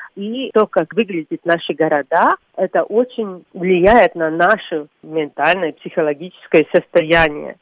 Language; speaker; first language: Russian; non-native, local second language; Latvian